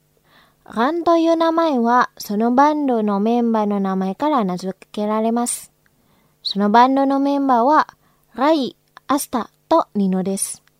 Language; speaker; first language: Japanese; non-native, fluent; Indonesian